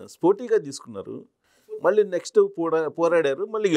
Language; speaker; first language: Telugu; native; Telugu